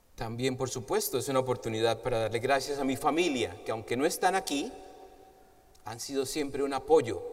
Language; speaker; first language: Spanish; native; Spanish